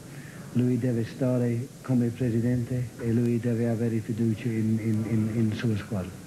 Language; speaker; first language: Italian; non-native, fluent; English